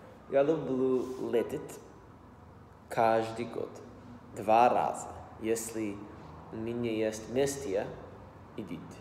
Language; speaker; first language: Russian; non-native, learner; English